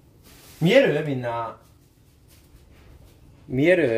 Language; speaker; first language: Japanese; non-native, fluent; Filipino